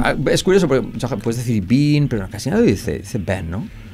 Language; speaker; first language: Spanish; native; Spanish